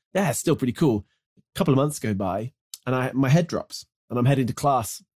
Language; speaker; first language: English; native; English